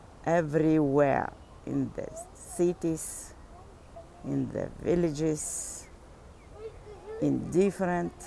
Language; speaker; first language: English; non-native, learner; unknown